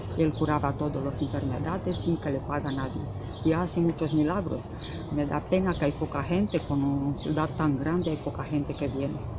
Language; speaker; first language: Spanish; non-native, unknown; Romanian